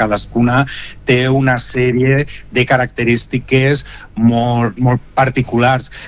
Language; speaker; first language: Catalan; non-native, local second language; Spanish